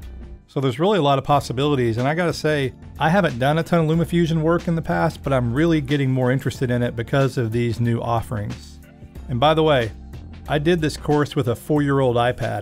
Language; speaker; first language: English; native; English